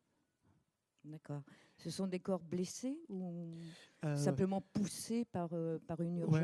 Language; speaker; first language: French; native; French